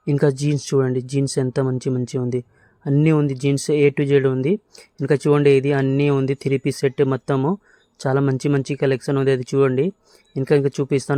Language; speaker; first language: Telugu; non-native, local second language; Hindi